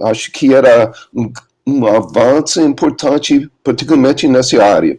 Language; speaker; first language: Portuguese; non-native, learner; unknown